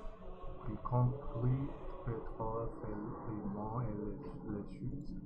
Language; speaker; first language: French; non-native, learner; Chinese